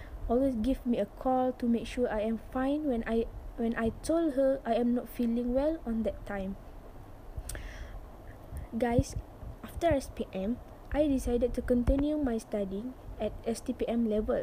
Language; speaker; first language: English; non-native, local second language; Malay